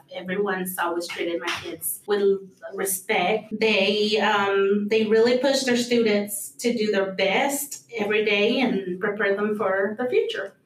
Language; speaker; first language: English; early bilingual, other home language; Spanish